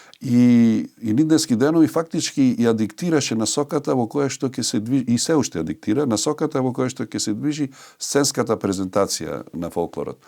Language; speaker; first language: Macedonian; native; Macedonian